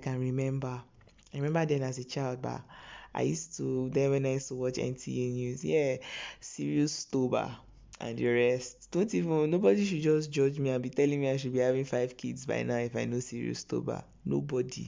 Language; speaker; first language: English; non-native, local second language; Igbo